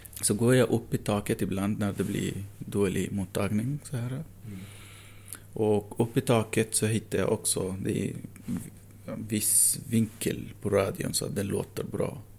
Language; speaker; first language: Swedish; non-native, fluent; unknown